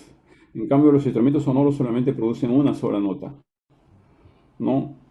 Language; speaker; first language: Spanish; native; Spanish